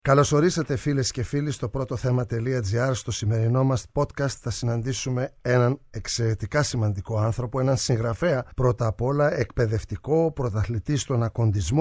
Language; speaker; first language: Greek; native; Greek